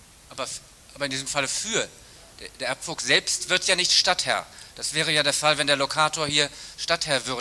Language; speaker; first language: German; native; German